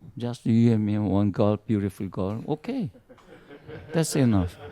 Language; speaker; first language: English; non-native, learner; Korean